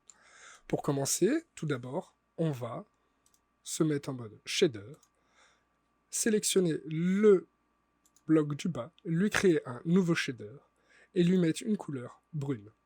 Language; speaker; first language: French; native; French